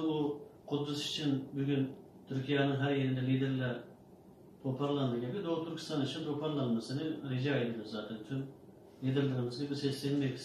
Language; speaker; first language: Turkish; non-native, learner; Uyghur